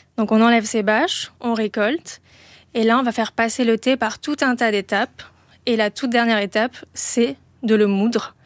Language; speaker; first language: French; native; French